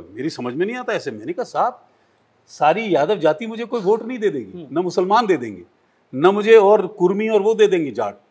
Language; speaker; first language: Hindi; native; Hindi